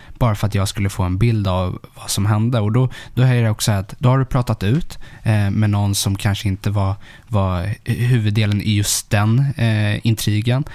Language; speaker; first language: Swedish; native; Swedish